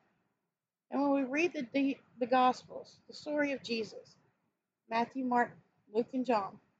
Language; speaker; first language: English; native; English